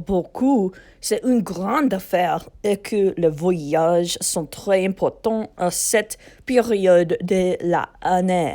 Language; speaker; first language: French; non-native, learner; English